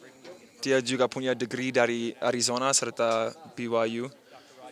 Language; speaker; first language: Indonesian; non-native, fluent; English